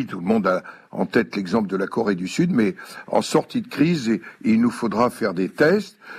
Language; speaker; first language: French; native; French